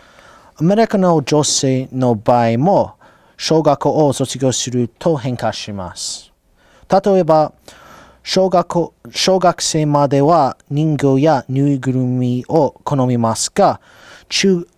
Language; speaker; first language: Japanese; non-native, learner; English